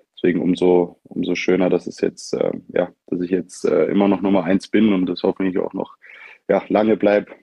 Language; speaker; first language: German; native; German